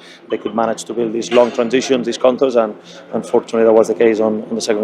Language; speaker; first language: English; non-native, fluent; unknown